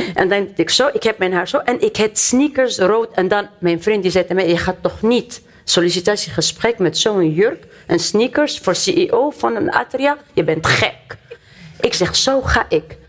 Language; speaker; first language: Dutch; non-native, fluent; Arabic